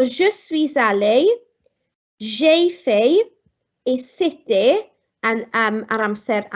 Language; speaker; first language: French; non-native, fluent; Welsh